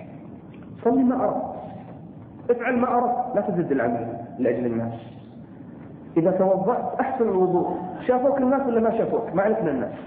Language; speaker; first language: Arabic; native; Arabic